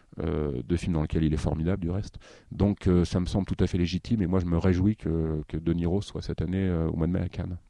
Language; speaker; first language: French; native; French